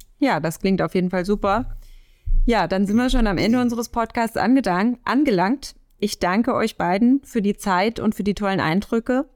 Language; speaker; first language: German; native; German